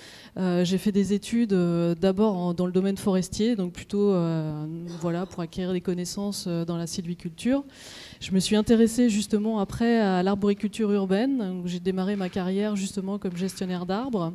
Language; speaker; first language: French; native; French